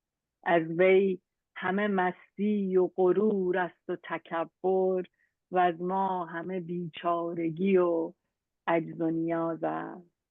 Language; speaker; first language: Persian; native; Persian